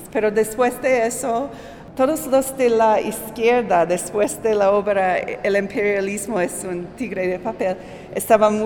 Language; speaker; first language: Spanish; non-native, fluent; English